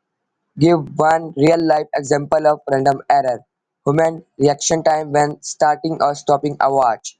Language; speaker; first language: English; non-native, local second language; Urdu